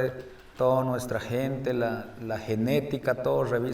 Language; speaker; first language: Spanish; native; Spanish